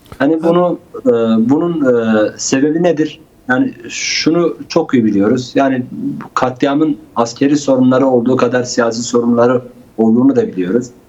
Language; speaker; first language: Turkish; non-native, local second language; Kurdish